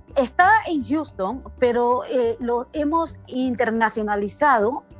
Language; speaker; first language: Spanish; native; Spanish